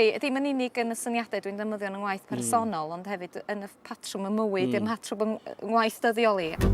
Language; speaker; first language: Welsh; native; Welsh